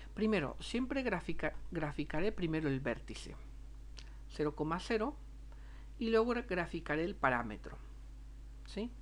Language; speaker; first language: Spanish; native; Spanish